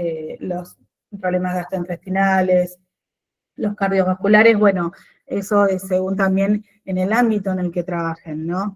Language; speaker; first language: Spanish; native; Spanish